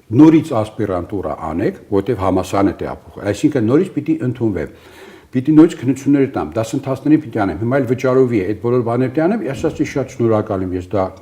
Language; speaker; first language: Armenian; early bilingual, other home language; Italian